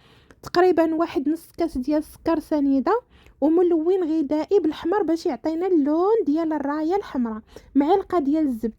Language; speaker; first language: Arabic; native; Arabic